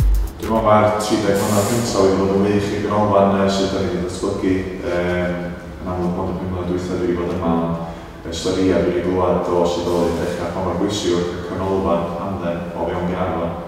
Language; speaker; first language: Welsh; native; Welsh